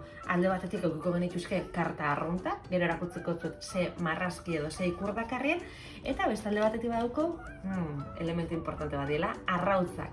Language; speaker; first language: Basque; native; Basque